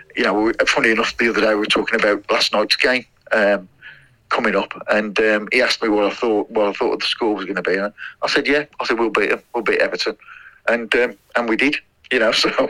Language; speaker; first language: English; native; English